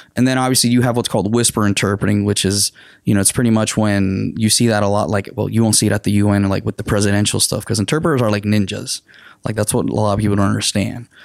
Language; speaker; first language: English; non-native, fluent; Spanish